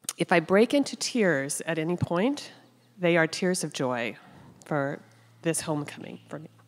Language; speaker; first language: English; native; English